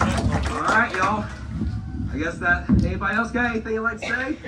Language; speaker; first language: English; native; English